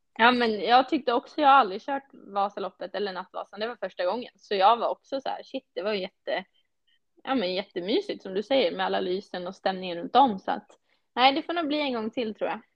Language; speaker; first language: Swedish; native; Swedish